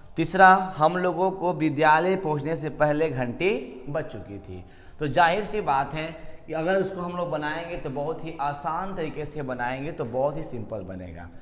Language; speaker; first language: Hindi; native; Hindi